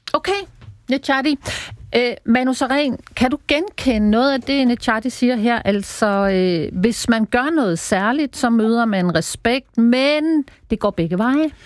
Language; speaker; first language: Danish; native; Danish